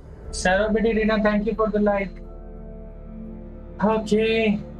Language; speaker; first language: English; non-native, local second language; Hindi